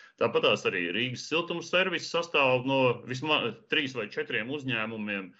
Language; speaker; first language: Latvian; non-native, local second language; Russian